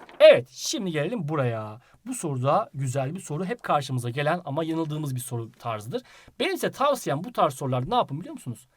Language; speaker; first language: Turkish; native; Turkish